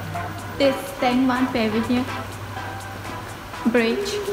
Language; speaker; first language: English; non-native, learner; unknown